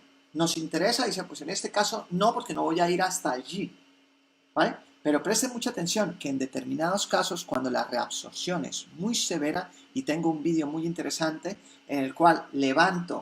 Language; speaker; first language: Spanish; native; Spanish